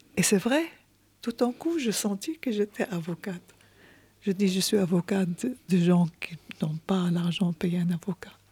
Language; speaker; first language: French; non-native, fluent; Arabic